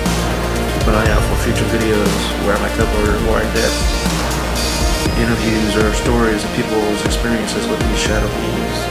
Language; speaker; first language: English; native; English